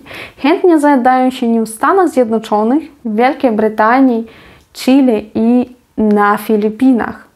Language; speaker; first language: Polish; non-native, fluent; Ukrainian